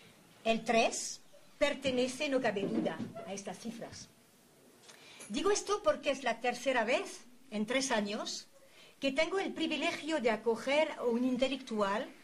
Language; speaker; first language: Spanish; native; Spanish